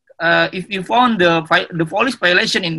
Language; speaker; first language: English; non-native, learner; Indonesian